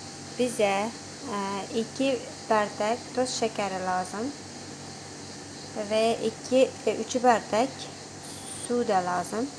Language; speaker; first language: Turkish; non-native, learner; Uzbek